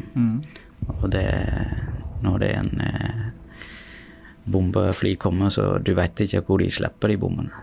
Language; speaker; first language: Norwegian; early bilingual, other home language; Sinhala